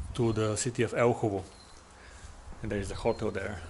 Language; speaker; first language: English; non-native, fluent; Bulgarian